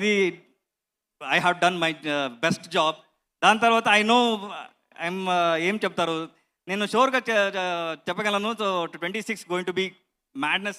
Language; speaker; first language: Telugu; non-native, learner; Kannada